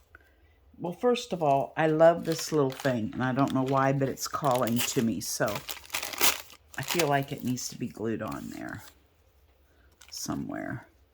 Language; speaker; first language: English; native; English